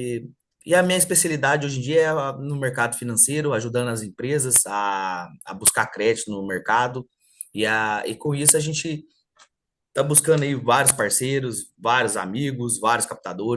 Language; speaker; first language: Portuguese; native; Portuguese